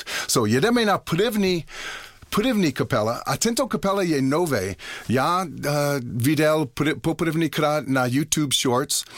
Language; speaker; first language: Czech; non-native, learner; English